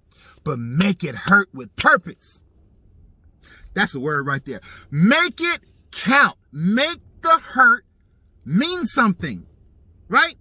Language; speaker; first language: English; native; English